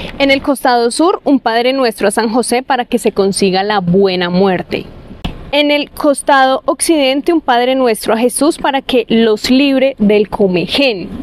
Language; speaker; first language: Spanish; native; Spanish